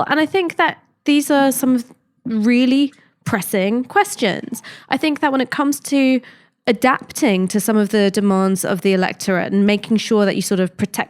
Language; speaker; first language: English; native; English